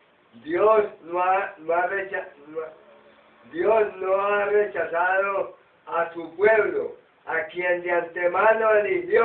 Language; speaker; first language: Spanish; native; Spanish